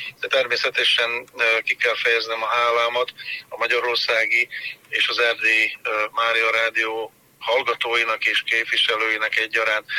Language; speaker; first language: Hungarian; native; Hungarian